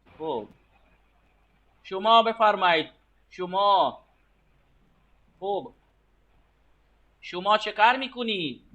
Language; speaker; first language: Persian; non-native, fluent; Urdu